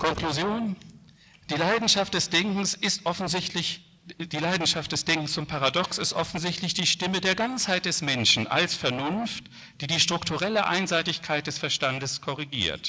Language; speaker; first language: German; native; German